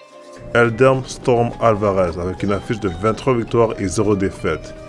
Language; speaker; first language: French; native; French